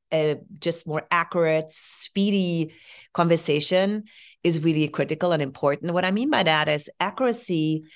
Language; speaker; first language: English; non-native, fluent; German